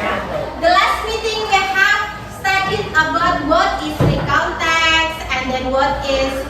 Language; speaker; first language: English; non-native, fluent; Indonesian